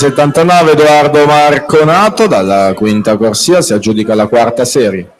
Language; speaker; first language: Italian; native; Italian